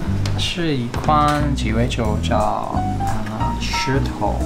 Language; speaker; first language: Chinese; non-native, fluent; English